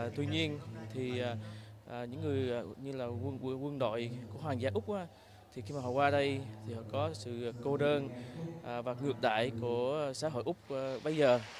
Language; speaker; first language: Vietnamese; early bilingual, heritage; Vietnamese